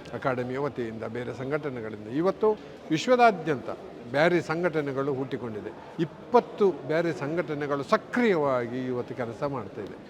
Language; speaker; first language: Kannada; non-native, local second language; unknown